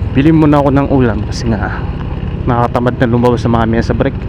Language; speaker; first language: Filipino; native; Filipino